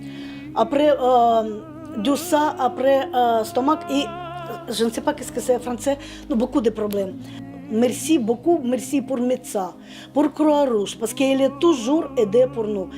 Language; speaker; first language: French; non-native, learner; Russian